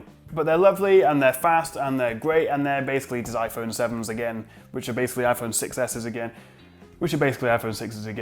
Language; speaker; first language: English; native; English